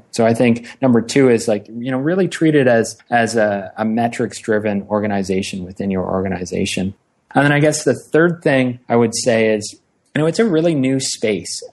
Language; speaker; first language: English; native; English